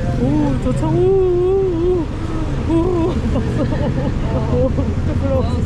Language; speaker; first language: Korean; native; Korean